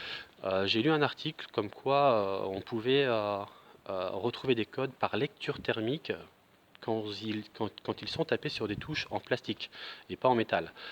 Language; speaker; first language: French; native; French